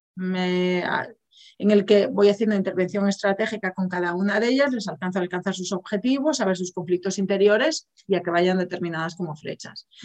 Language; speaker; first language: Spanish; native; Spanish